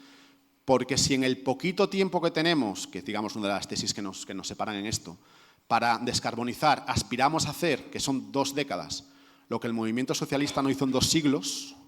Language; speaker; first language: Spanish; native; Spanish